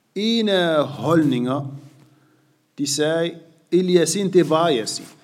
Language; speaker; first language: Danish; non-native, fluent; Arabic